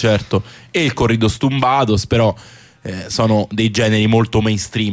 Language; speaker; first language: Italian; native; Italian